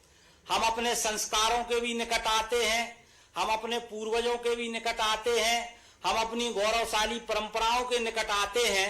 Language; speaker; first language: Hindi; native; Hindi